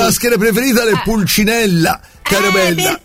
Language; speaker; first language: Italian; native; Italian